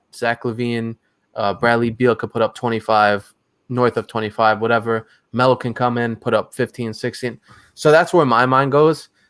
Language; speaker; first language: English; native; English